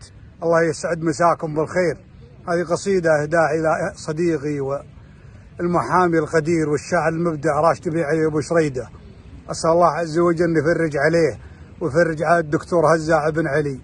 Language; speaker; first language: Arabic; native; Arabic